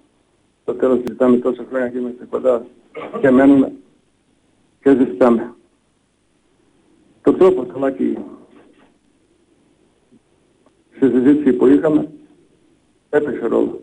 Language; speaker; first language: Greek; non-native, fluent; Bosnian